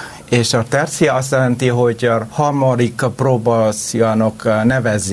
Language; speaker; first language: Hungarian; non-native, learner; Vietnamese